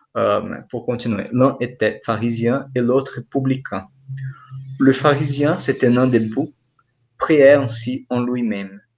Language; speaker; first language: French; non-native, fluent; Portuguese